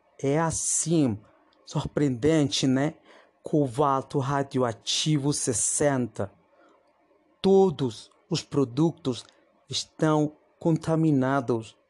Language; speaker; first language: Portuguese; non-native, fluent; Spanish